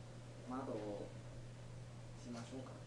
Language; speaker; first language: Japanese; non-native, learner; English